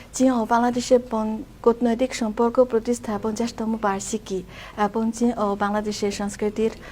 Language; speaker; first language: Bangla; non-native, fluent; Chinese